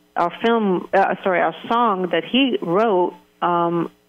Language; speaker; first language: English; early bilingual, other home language; Hebrew